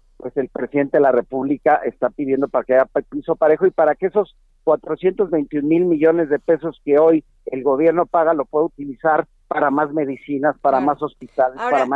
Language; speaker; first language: Spanish; native; Spanish